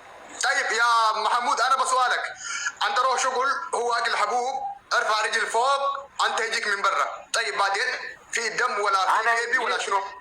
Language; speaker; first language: Arabic; non-native, learner; Oromo